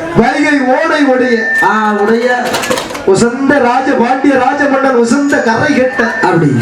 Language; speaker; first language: Tamil; native; Tamil